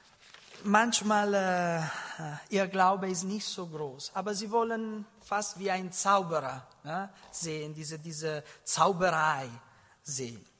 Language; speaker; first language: German; non-native, learner; Italian